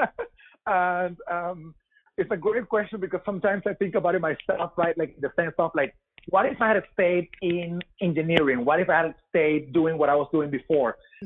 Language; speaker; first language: English; non-native, fluent; Spanish